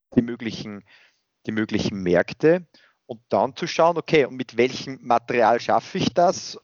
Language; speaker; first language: German; native; German